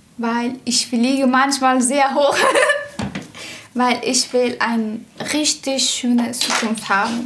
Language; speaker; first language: German; non-native, learner; Persian